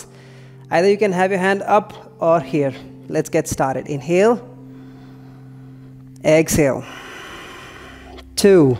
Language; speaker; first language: English; non-native, local second language; Hindi